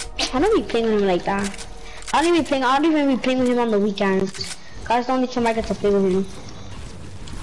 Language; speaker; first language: English; early bilingual, other home language; Spanish